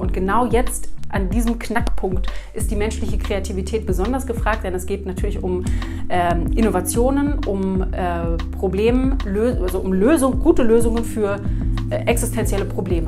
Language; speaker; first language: German; native; German